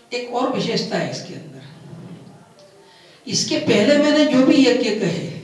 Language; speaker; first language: Hindi; non-native, local second language; Gujarati